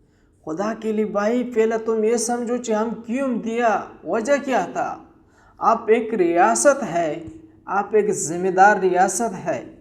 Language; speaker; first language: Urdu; non-native, local second language; Pashto